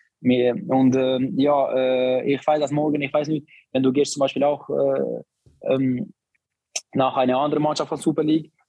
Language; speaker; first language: German; non-native, learner; Albanian